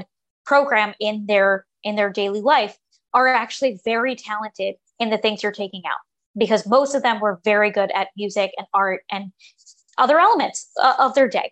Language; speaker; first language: English; native; English